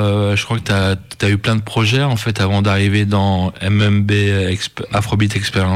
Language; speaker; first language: French; native; French